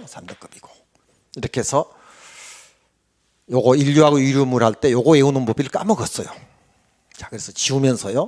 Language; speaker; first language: Korean; native; Korean